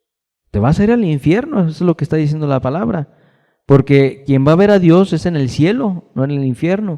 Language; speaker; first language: Spanish; native; Spanish